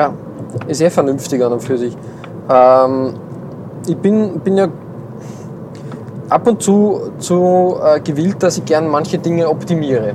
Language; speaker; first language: German; native; German